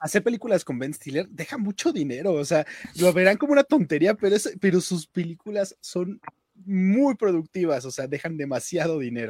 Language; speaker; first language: Spanish; native; Spanish